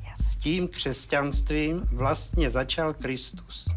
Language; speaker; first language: Czech; native; Czech